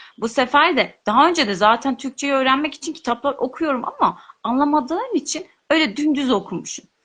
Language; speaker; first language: Turkish; non-native, local second language; Kurdish